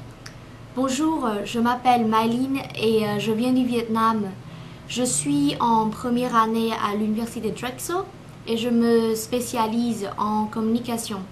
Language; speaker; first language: French; non-native, learner; Vietnamese